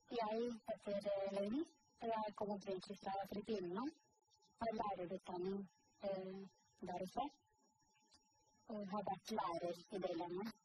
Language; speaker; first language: Norwegian; non-native, fluent; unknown